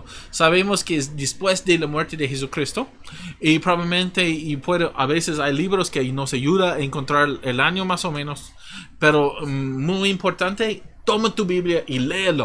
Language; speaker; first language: Spanish; non-native, fluent; English